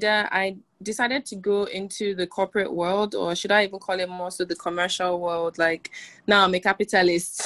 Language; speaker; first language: English; non-native, local second language; Igbo